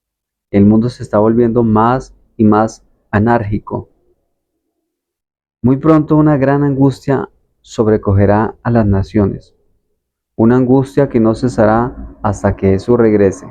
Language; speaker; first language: Spanish; native; Spanish